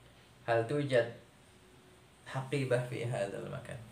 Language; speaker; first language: Arabic; non-native, fluent; Indonesian